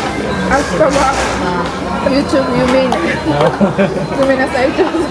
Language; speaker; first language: English; non-native, local second language; Filipino